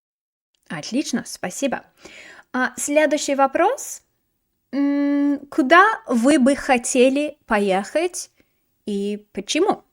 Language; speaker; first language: Russian; non-native, fluent; English